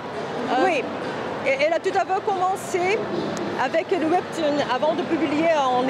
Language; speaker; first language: French; non-native, fluent; Korean